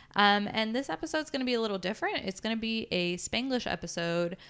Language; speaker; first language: English; early bilingual, other home language; Spanish